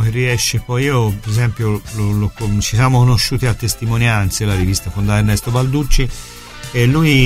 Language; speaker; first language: Italian; native; Italian